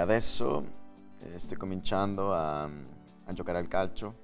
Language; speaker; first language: Italian; non-native, learner; Spanish